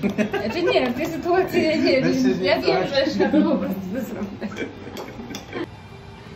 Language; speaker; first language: Polish; native; Polish